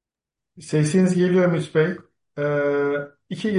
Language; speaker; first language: Turkish; native; Turkish